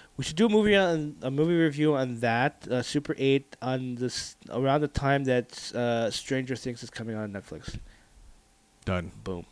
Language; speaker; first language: English; early bilingual, other home language; Filipino